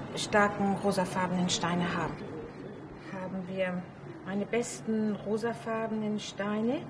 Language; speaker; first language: German; native; German